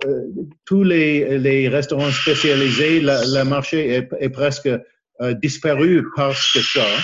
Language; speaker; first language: French; non-native, learner; English